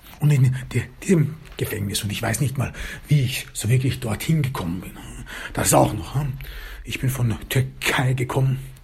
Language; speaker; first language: German; early bilingual, other home language; Turkish